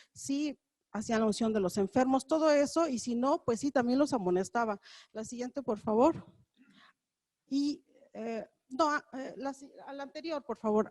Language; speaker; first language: Spanish; native; Spanish